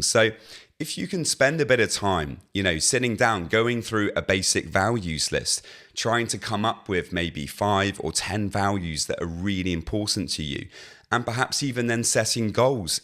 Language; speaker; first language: English; native; English